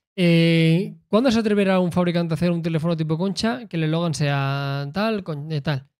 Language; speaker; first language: Spanish; native; Spanish